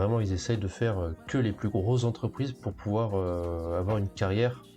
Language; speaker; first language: French; native; French